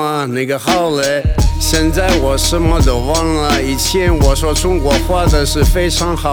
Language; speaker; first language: Chinese; non-native, learner; Russian